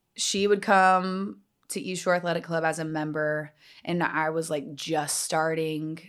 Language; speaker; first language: English; native; English